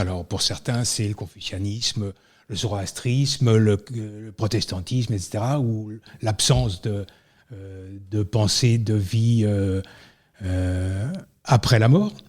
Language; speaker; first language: French; native; French